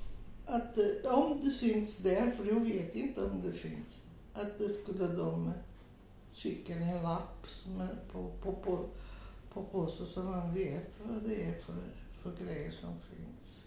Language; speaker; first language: Swedish; non-native, fluent; Portuguese